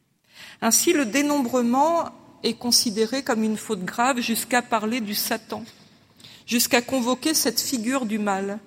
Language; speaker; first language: French; native; French